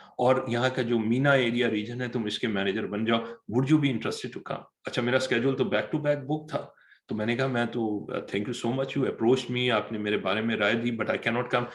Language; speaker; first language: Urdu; native; Urdu